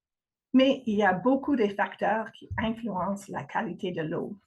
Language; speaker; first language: French; non-native, fluent; English